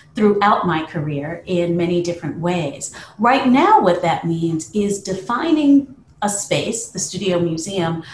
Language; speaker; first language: English; native; English